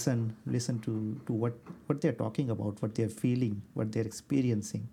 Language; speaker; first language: English; non-native, local second language; Hindi